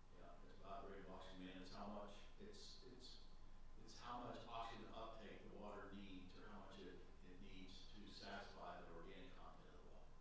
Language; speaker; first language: English; native; English